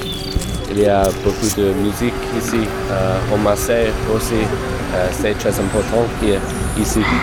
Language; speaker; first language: French; non-native, learner; English